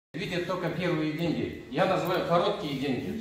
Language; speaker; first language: Russian; non-native, local second language; Kazakh